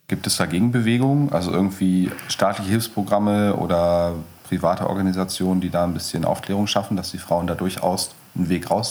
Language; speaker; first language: German; native; German